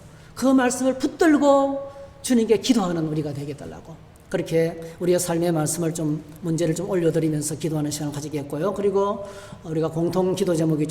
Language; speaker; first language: Korean; native; Korean